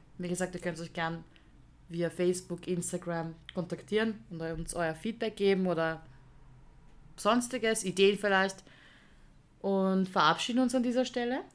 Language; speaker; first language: German; early bilingual, other home language; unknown